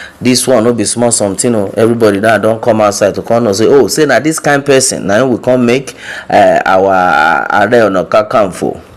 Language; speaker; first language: Nigerian Pidgin; non-native, local second language; Yoruba